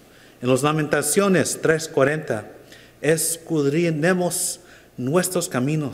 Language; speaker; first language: Spanish; non-native, fluent; English